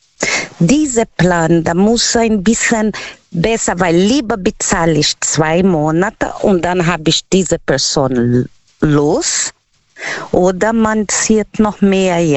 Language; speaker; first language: German; non-native, learner; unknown